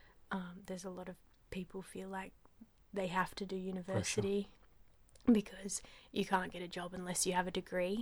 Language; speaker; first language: English; native; English